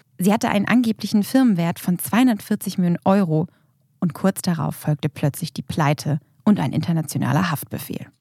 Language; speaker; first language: German; native; German